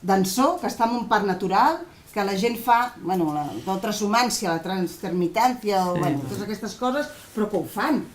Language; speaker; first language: Catalan; non-native, local second language; Spanish